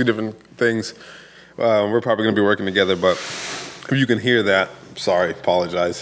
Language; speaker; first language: English; native; English